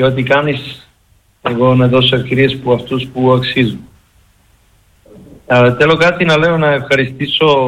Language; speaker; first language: Greek; non-native, fluent; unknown